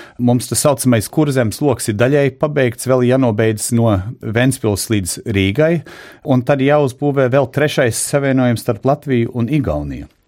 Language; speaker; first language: Latvian; early bilingual, heritage; Latvian